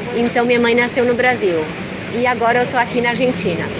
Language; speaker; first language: Portuguese; early bilingual, heritage; Spanish